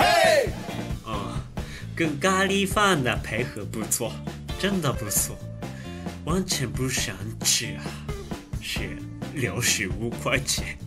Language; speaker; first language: Chinese; non-native, fluent; Japanese